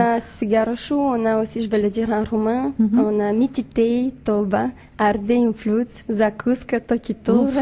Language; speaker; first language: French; non-native, fluent; Romanian